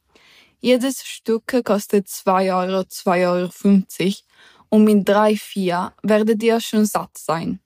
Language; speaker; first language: German; early bilingual, heritage; German